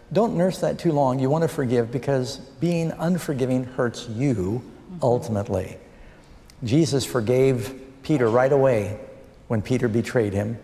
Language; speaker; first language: English; native; English